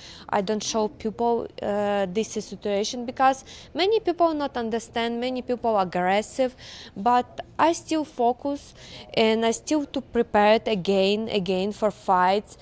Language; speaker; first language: English; non-native, learner; Ukrainian